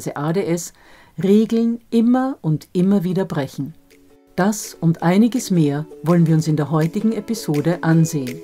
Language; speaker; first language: German; native; German